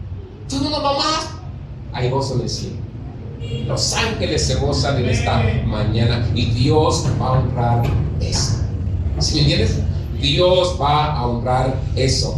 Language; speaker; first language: Spanish; native; Spanish